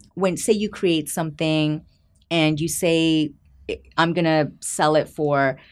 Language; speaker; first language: English; native; English